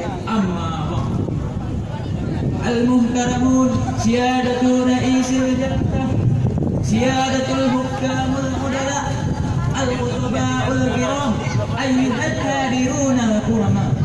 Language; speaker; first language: Arabic; non-native, learner; Indonesian